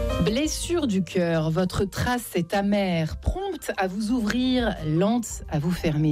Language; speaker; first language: French; native; French